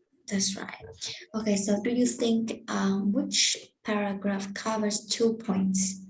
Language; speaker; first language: English; non-native, fluent; Vietnamese